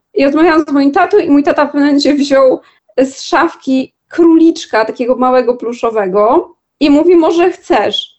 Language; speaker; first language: Polish; native; Polish